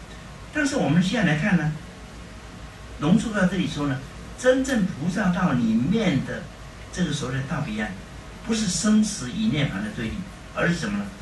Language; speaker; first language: Chinese; native; Chinese